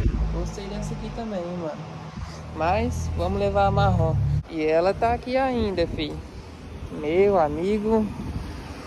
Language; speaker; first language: Portuguese; native; Portuguese